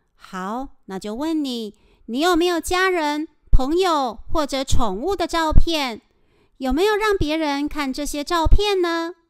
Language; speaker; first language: Chinese; non-native, fluent; Japanese